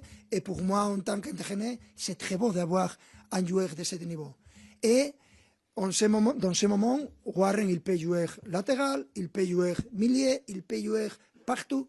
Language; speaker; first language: French; non-native, fluent; Spanish